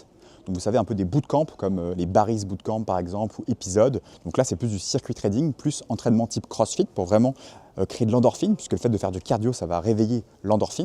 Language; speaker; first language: French; native; French